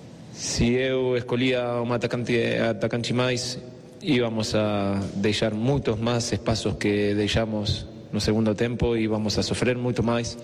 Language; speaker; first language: Portuguese; non-native, fluent; Spanish